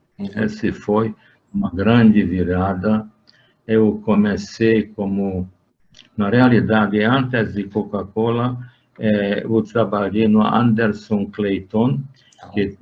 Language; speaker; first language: Portuguese; non-native, fluent; Hungarian